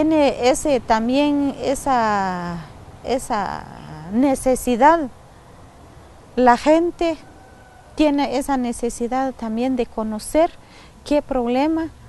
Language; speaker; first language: Spanish; non-native, learner; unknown